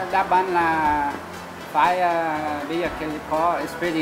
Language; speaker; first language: Vietnamese; non-native, learner; Portuguese